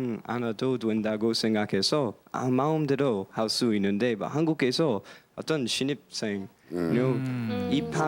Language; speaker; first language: Korean; non-native, learner; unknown